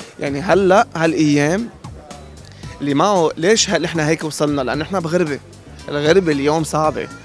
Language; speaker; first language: Arabic; native; Arabic